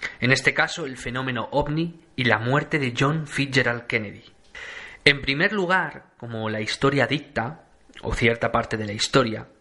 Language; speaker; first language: Spanish; native; Spanish